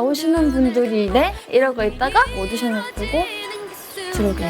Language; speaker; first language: Korean; non-native, fluent; Japanese